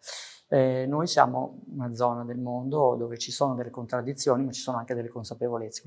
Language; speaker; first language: Italian; early bilingual, other home language; Persian